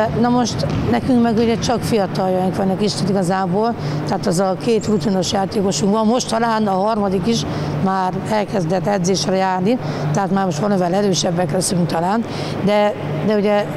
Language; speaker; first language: Hungarian; native; Hungarian